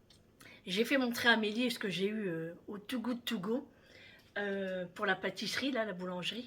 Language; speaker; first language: French; native; French